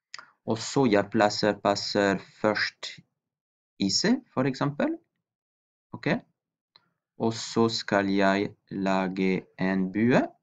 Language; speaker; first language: Norwegian; non-native, fluent; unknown